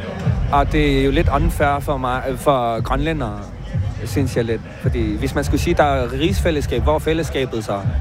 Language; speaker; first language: Danish; non-native, local second language; Kalaallisut